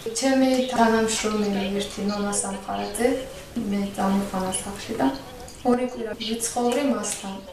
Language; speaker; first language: Georgian; non-native, local second language; Azerbaijani